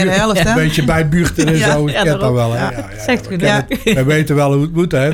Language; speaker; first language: Dutch; native; Dutch